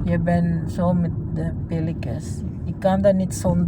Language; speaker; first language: Dutch; non-native, learner; Filipino